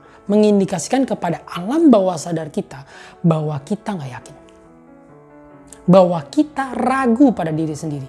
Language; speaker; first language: Indonesian; native; Indonesian